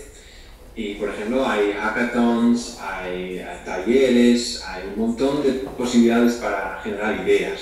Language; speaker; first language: Spanish; non-native, fluent; Dutch